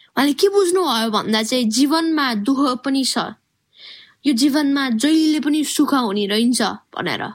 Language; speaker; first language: Nepali; early bilingual, heritage; Nepali